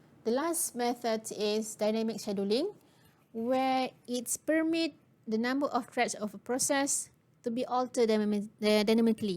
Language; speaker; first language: English; non-native, local second language; Malay